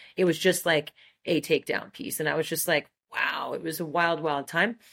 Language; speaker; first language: English; non-native, fluent; French